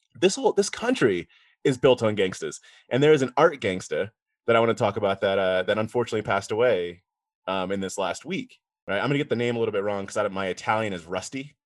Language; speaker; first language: English; native; English